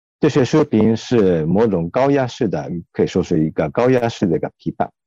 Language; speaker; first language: Chinese; non-native, fluent; Japanese